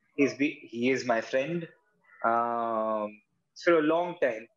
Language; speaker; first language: English; non-native, local second language; Hindi